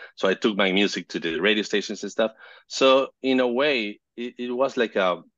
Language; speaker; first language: English; non-native, fluent; Spanish